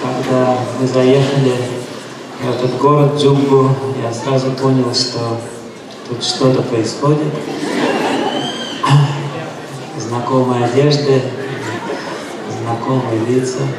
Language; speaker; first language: Russian; native; Russian